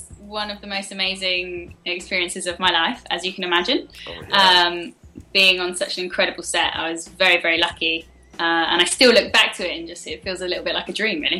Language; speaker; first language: English; native; English